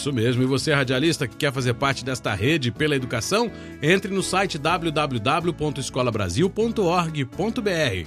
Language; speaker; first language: Portuguese; native; Portuguese